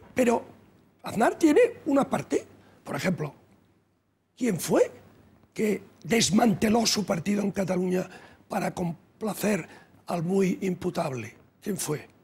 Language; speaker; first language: Spanish; native; Spanish